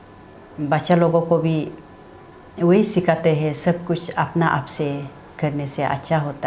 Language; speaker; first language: Hindi; non-native, local second language; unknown